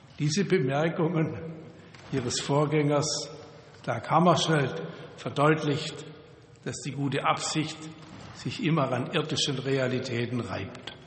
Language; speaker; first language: German; native; German